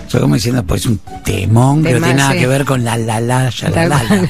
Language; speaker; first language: Spanish; native; Spanish